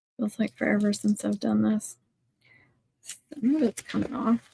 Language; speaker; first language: English; native; English